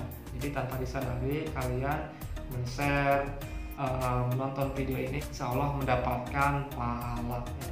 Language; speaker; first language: Indonesian; native; Indonesian